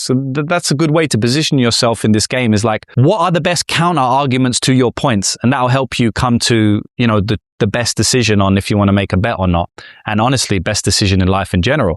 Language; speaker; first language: English; native; English